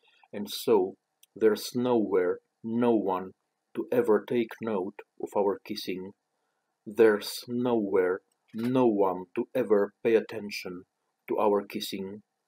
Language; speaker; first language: English; non-native, fluent; Romanian